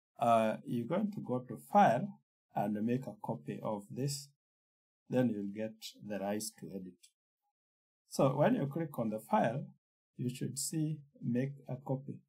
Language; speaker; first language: English; non-native, local second language; Kikuyu